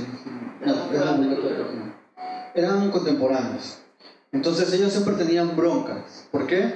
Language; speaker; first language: Spanish; native; Spanish